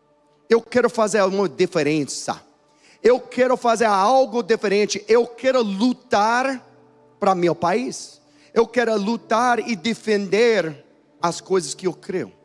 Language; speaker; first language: Portuguese; non-native, learner; English